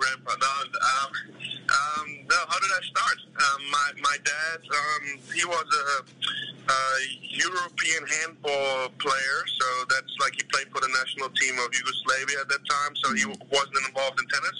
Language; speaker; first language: English; non-native, fluent; German